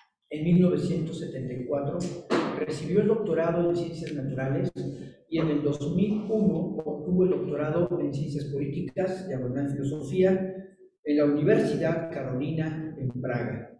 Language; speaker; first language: Spanish; native; Spanish